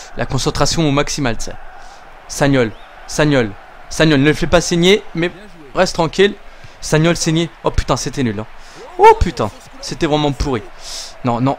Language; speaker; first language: French; native; French